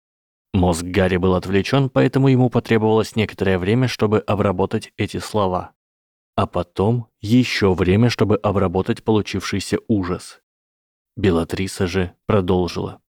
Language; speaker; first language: Russian; native; Russian